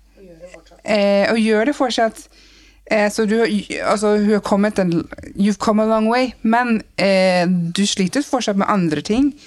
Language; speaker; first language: Norwegian; non-native, fluent; English